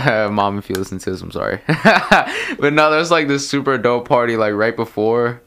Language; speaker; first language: English; early bilingual, other home language; Spanish